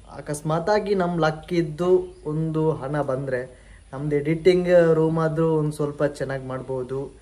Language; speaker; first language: Kannada; non-native, local second language; Tulu